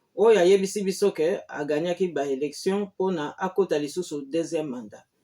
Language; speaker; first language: Lingala; non-native, local second language; Kongo